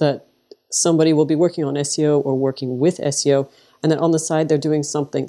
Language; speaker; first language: English; native; English